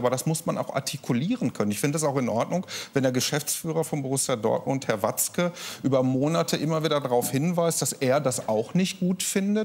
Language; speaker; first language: German; native; German